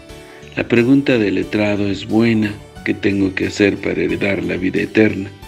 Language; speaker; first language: Spanish; native; Spanish